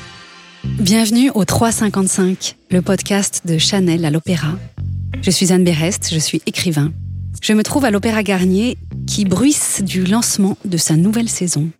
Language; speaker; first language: French; native; French